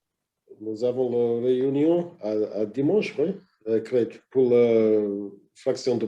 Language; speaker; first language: French; non-native, learner; English